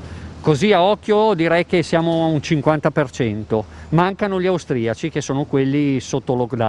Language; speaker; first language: Italian; native; Italian